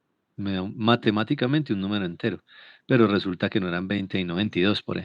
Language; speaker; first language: Spanish; native; Spanish